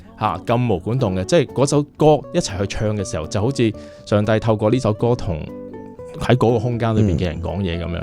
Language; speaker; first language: Cantonese; native; Cantonese